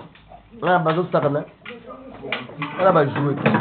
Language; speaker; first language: German; non-native, learner; Lingala